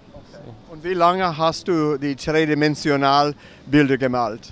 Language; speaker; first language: German; non-native, learner; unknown